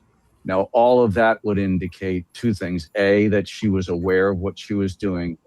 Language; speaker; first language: English; native; English